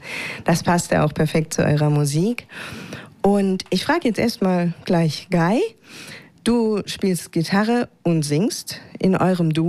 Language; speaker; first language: German; native; German